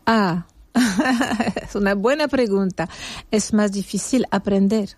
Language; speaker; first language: Spanish; non-native, fluent; French